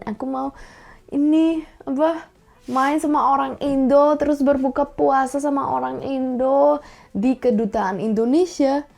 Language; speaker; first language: Indonesian; non-native, fluent; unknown